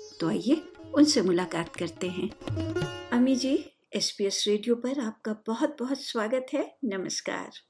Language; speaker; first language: Hindi; native; Hindi